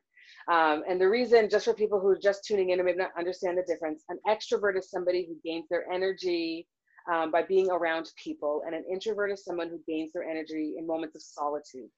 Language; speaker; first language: English; native; English